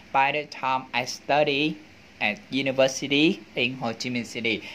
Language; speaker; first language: English; non-native, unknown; Vietnamese